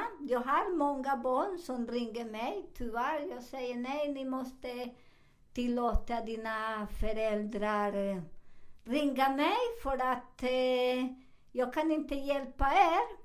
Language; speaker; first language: Swedish; non-native, learner; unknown